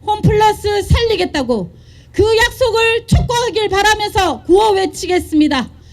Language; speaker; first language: Korean; native; Korean